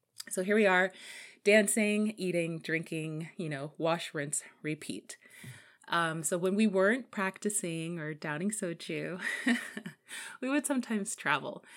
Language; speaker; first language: English; native; English